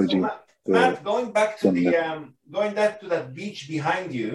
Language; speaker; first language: English; native; English